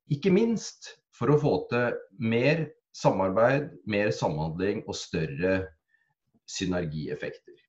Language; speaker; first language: Norwegian; native; Norwegian